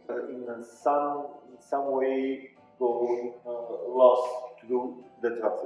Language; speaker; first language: English; non-native, local second language; Italian